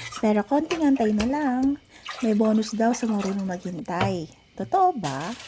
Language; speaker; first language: Filipino; native; Filipino